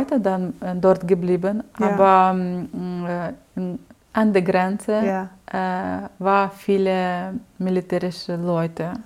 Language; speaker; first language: German; non-native, learner; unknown